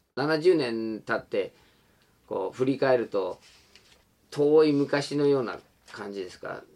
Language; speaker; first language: Japanese; non-native, fluent; English